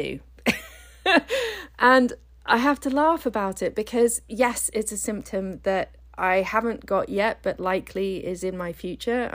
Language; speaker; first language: English; native; English